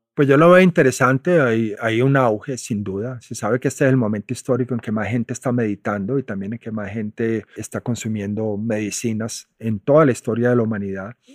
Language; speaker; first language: Spanish; native; Spanish